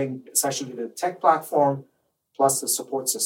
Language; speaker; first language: English; non-native, fluent; Persian